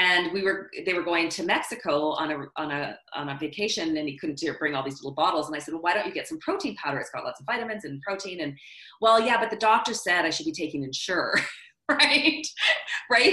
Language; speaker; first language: English; native; English